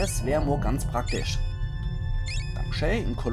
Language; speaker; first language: German; native; German